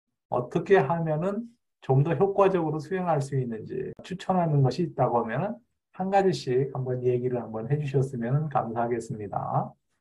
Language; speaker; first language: Korean; native; Korean